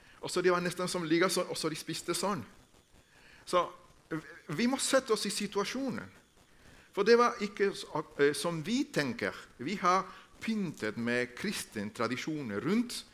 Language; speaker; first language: Norwegian; non-native, fluent; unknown